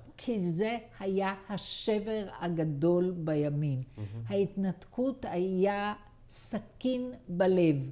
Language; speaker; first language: Hebrew; native; Hebrew